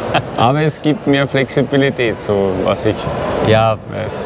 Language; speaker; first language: German; native; German